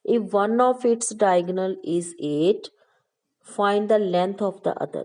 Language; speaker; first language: English; non-native, local second language; Punjabi